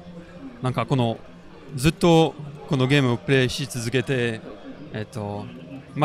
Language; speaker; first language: Japanese; non-native, fluent; French